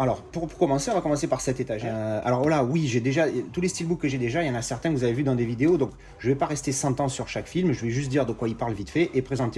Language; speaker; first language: French; native; French